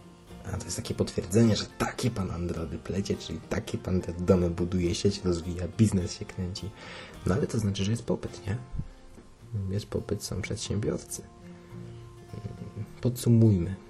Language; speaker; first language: Polish; native; Polish